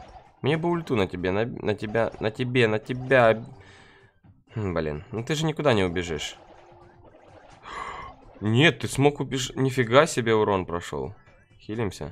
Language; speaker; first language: Russian; native; Russian